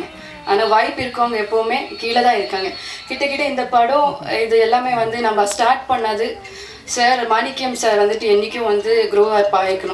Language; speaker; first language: Tamil; non-native, fluent; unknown